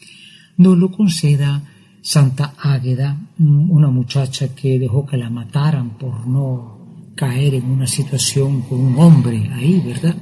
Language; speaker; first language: Spanish; native; Spanish